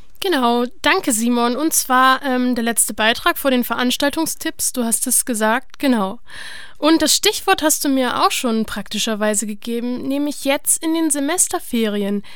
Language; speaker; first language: German; native; German